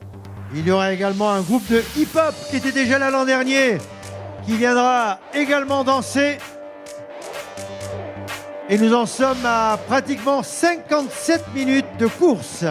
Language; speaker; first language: French; native; French